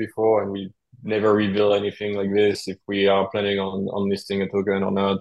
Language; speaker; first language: English; non-native, fluent; French